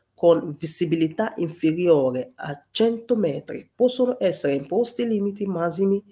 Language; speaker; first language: Italian; non-native, fluent; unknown